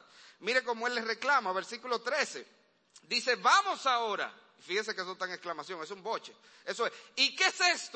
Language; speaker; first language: Spanish; native; Spanish